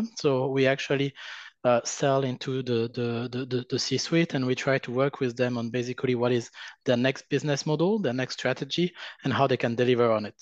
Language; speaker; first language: English; non-native, fluent; French